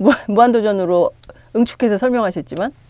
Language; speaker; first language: Korean; native; Korean